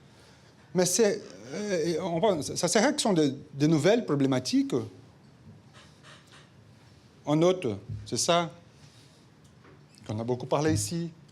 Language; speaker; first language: French; non-native, fluent; Portuguese